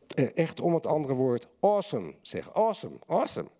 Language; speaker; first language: Dutch; native; Dutch